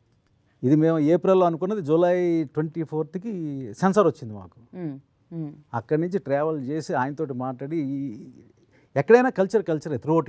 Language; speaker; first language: Telugu; native; Telugu